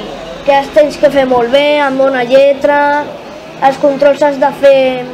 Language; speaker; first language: Catalan; non-native, local second language; Spanish